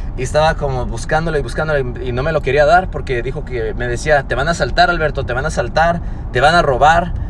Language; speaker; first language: Spanish; early bilingual, heritage; Spanish